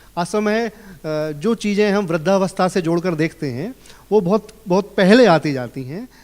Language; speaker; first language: Hindi; native; Hindi